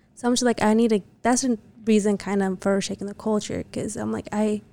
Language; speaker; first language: English; early bilingual, other home language; Spanish